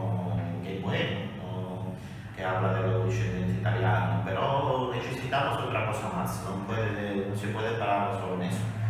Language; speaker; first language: Spanish; non-native, learner; Italian